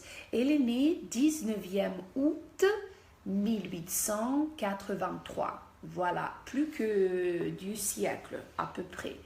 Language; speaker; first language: French; non-native, fluent; Russian